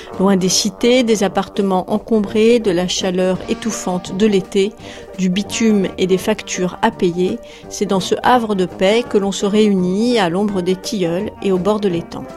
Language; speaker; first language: French; native; French